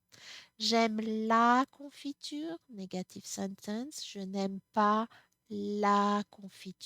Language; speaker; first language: French; non-native, fluent; English